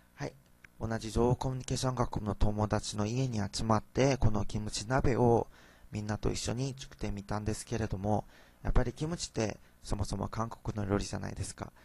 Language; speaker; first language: Japanese; non-native, fluent; Korean